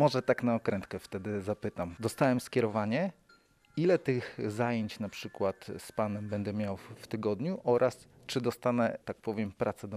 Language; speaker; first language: Polish; native; Polish